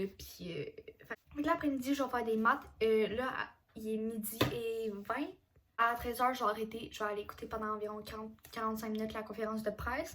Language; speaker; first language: French; native; French